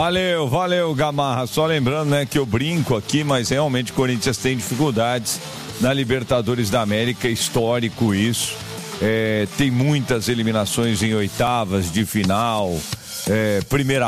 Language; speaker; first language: Portuguese; native; Portuguese